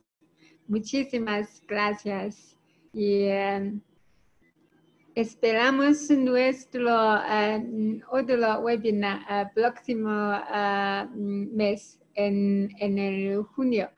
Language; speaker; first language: Spanish; non-native, learner; Chinese